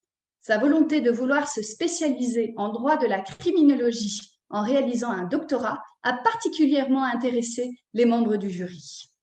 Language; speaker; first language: French; native; French